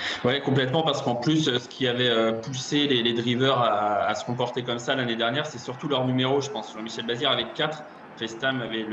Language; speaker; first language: French; native; French